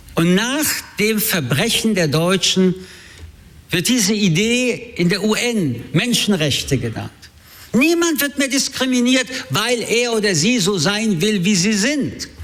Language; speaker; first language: German; early bilingual, other home language; French